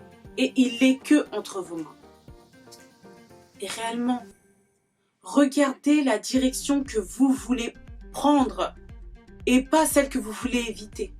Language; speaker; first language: French; native; French